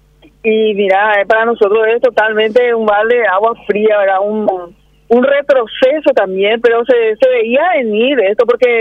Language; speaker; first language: Spanish; native; Spanish